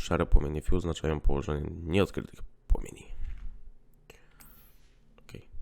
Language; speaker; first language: Polish; native; Polish